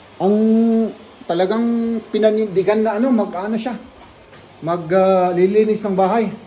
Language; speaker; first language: Filipino; native; Filipino